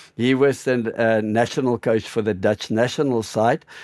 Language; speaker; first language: English; native; English